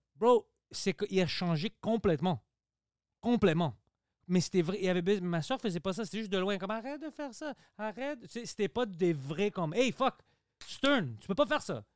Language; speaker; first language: French; early bilingual, other home language; Greek